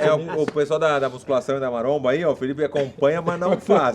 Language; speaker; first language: Portuguese; native; Portuguese